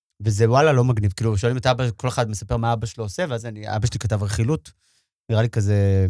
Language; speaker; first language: Hebrew; native; Hebrew